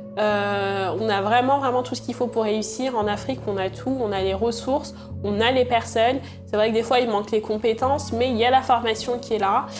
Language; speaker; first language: French; early bilingual, other home language; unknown